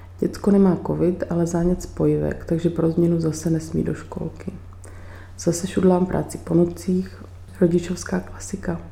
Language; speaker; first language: Czech; native; Czech